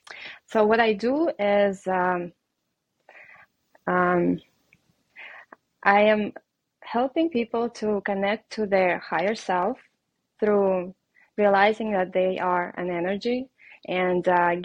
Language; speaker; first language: English; non-native, fluent; Russian